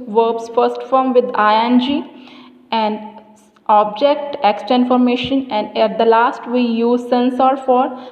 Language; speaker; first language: English; non-native, local second language; Punjabi